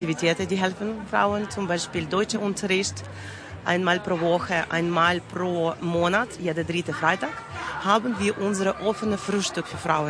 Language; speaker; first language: German; non-native, learner; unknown